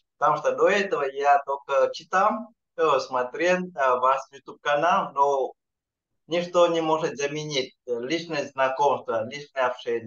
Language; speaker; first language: Russian; non-native, fluent; Vietnamese